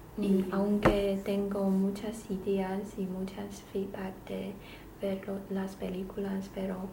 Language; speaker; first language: Spanish; non-native, learner; Chinese